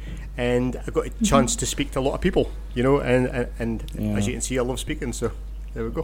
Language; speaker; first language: English; native; English